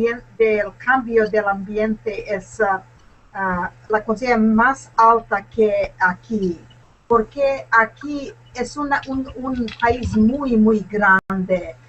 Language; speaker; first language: Spanish; non-native, learner; English